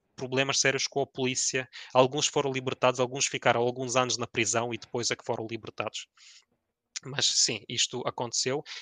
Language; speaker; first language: Portuguese; early bilingual, other home language; Ukrainian